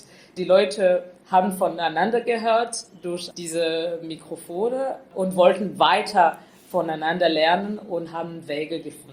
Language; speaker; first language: German; non-native, fluent; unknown